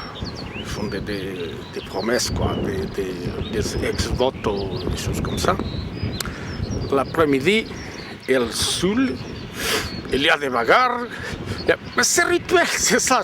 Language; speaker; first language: French; non-native, fluent; Portuguese